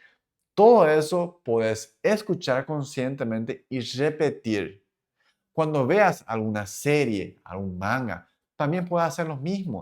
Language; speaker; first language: Spanish; non-native, fluent; Japanese